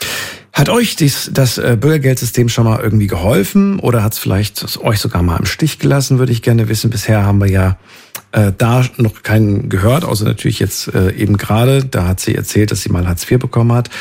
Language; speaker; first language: German; native; German